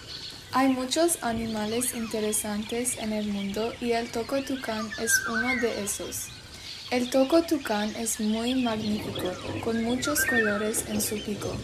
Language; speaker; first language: Spanish; non-native, learner; English